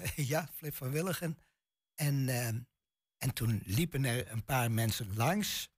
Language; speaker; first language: Dutch; native; Dutch